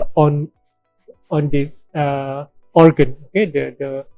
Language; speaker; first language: English; non-native, local second language; Malay